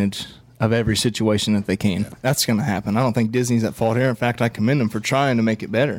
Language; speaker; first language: English; native; English